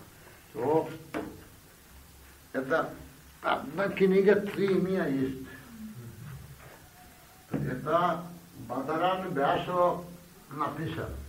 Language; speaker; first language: Russian; non-native, learner; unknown